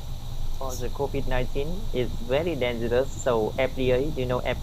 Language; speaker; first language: English; non-native, learner; Vietnamese